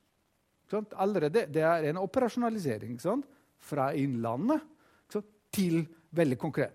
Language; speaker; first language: Norwegian; non-native, fluent; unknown